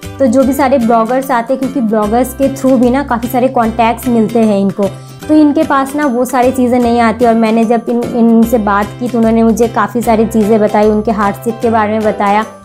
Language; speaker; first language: Hindi; non-native, local second language; Bangla